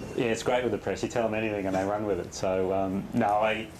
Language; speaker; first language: English; native; English